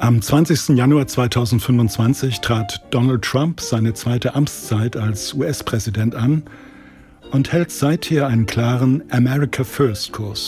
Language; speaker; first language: German; native; German